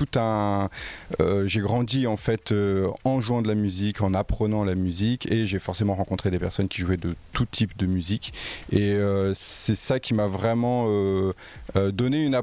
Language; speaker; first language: French; native; French